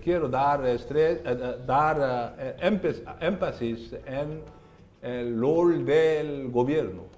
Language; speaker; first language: Spanish; non-native, learner; Korean